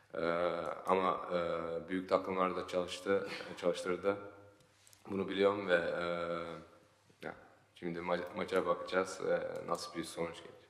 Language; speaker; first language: Turkish; early bilingual, heritage; Turkish